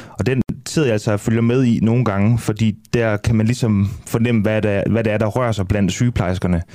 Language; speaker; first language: Danish; native; Danish